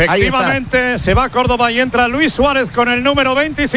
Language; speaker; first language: Spanish; native; Spanish